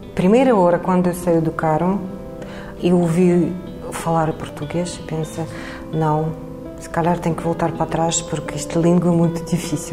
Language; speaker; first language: Portuguese; non-native, fluent; Russian